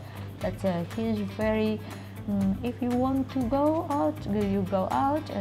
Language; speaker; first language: English; non-native, learner; Indonesian